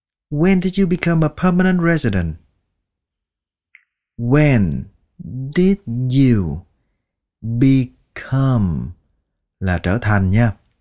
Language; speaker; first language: English; non-native, fluent; Vietnamese